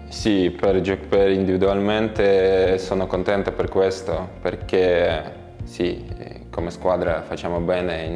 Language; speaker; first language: Italian; non-native, learner; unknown